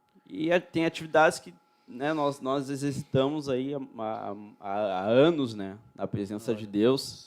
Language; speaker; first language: Portuguese; native; Portuguese